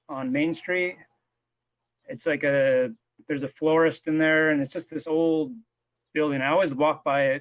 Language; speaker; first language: English; native; English